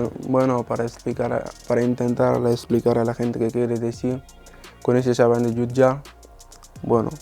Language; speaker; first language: Spanish; non-native, fluent; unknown